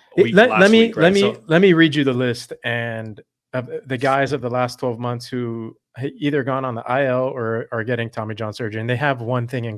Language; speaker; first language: English; native; English